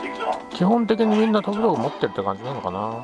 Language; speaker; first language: Japanese; native; Japanese